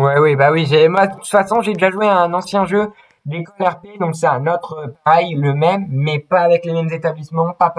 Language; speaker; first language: French; native; French